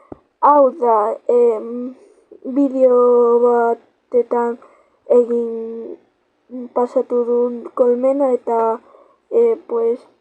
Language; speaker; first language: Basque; non-native, local second language; Spanish